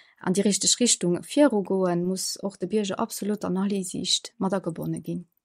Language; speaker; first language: Luxembourgish; early bilingual, other home language; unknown